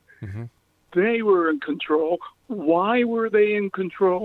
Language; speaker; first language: English; native; English